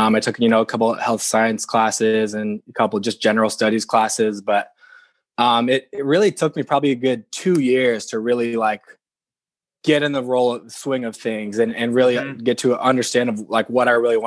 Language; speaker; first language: English; native; English